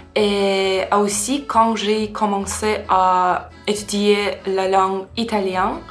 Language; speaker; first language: French; non-native, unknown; Russian